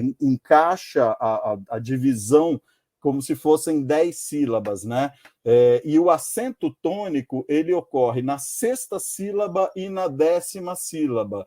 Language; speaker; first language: Portuguese; native; Portuguese